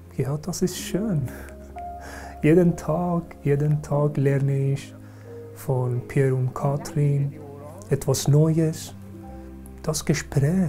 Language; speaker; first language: German; non-native, learner; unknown